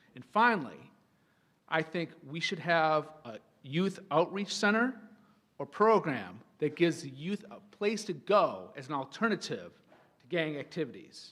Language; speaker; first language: English; native; English